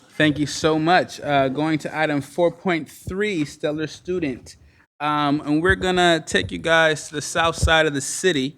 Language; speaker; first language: English; native; English